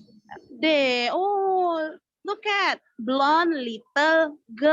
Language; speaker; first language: English; non-native, learner; Indonesian